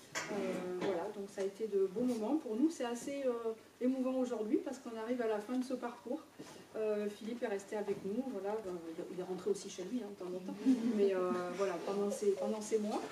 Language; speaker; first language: French; native; French